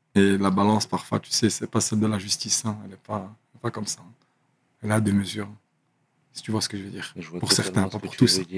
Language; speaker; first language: French; native; French